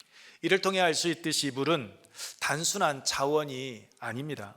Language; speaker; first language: Korean; native; Korean